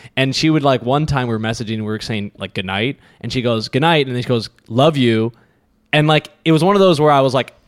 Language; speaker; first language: English; early bilingual, other home language; Hindi